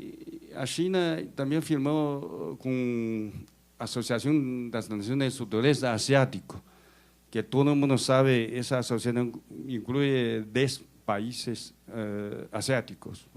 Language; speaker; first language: Spanish; non-native, fluent; Chinese